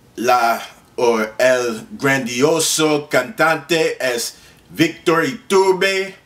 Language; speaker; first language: Spanish; non-native, learner; English